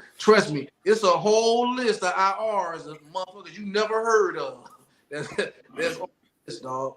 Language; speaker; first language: English; native; English